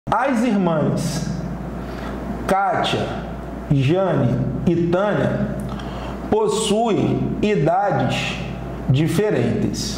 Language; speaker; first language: Portuguese; native; Portuguese